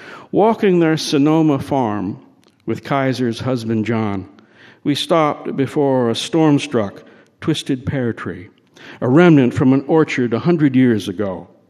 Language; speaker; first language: English; native; English